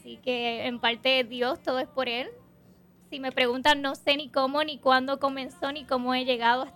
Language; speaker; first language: Spanish; native; Spanish